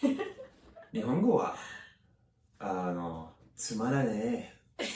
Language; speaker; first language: Japanese; non-native, learner; English